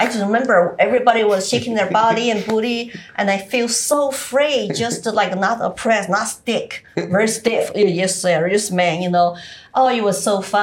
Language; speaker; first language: English; non-native, fluent; Chinese